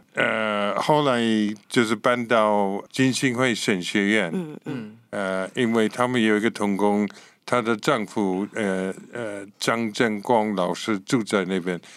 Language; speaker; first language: Chinese; non-native, fluent; English